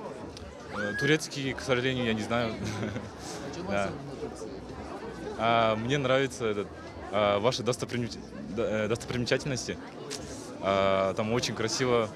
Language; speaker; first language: Russian; non-native, local second language; Kyrgyz